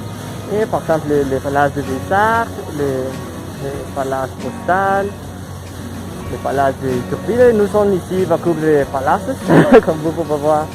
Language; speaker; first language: French; non-native, learner; Spanish